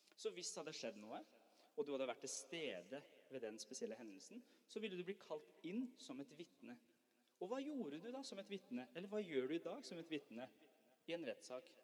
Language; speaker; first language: Norwegian; early bilingual, other home language; Persian